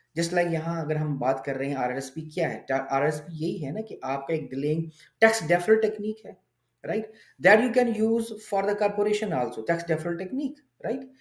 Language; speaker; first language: Urdu; native; Urdu